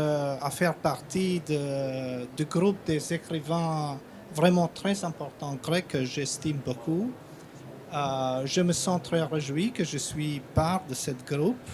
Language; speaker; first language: French; non-native, fluent; Albanian